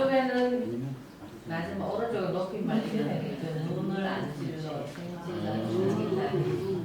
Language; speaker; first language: Korean; native; Korean